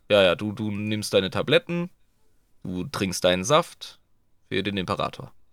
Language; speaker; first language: German; native; German